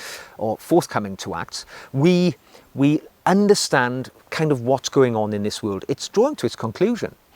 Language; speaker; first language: English; native; English